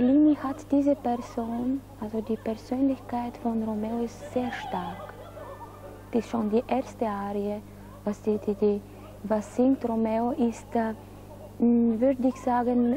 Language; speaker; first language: German; non-native, fluent; Bulgarian